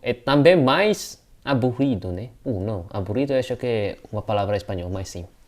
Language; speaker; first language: Portuguese; non-native, learner; Indonesian